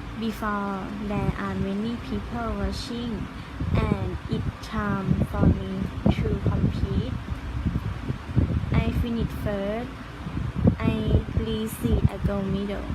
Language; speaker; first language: English; non-native, learner; Thai